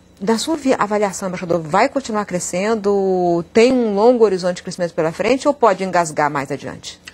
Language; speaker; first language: Portuguese; native; Portuguese